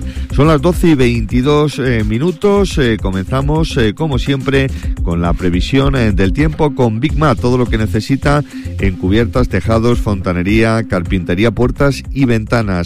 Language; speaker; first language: Spanish; native; Spanish